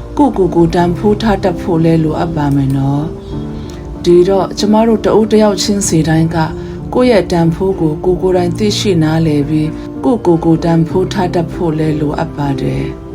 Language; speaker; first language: Burmese; non-native, local second language; Hakha Chin